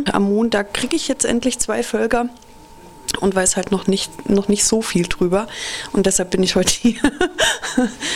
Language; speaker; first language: German; native; German